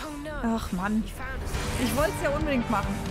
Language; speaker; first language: German; native; German